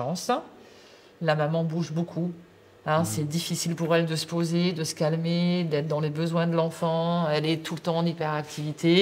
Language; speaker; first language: French; native; French